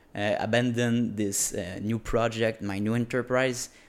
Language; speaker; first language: English; non-native, fluent; French